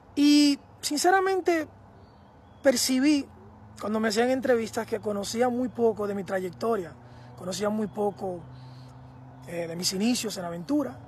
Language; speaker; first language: Spanish; early bilingual, heritage; Spanish